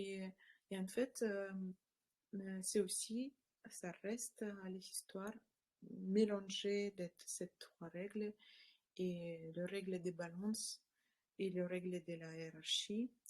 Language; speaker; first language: French; non-native, learner; Russian